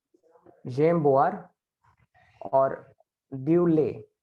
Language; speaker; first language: French; non-native, learner; Hindi